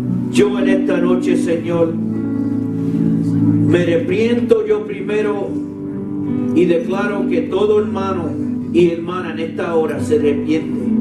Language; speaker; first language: Spanish; early bilingual, heritage; Spanish